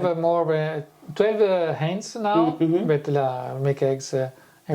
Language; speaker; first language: English; non-native, fluent; Italian